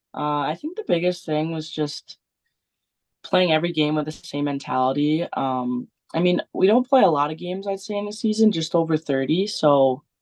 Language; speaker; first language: English; native; English